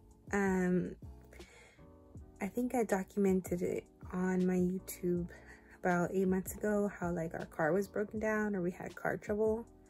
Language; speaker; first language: English; early bilingual, other home language; Spanish